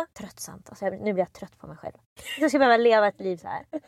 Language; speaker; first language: Swedish; native; Swedish